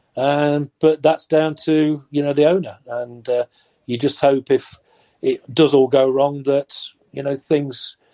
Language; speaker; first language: English; native; English